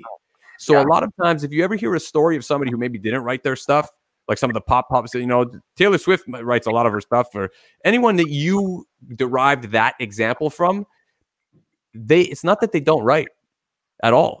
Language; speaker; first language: English; native; English